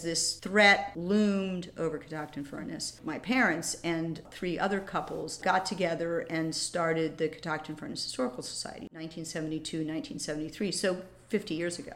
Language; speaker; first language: English; native; English